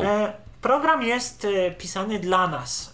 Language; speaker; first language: Polish; native; Polish